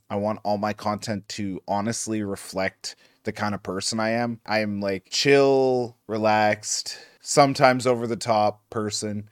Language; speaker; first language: English; native; English